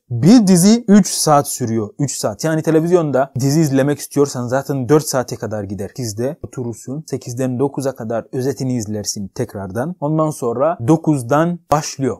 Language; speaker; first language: Turkish; non-native, fluent; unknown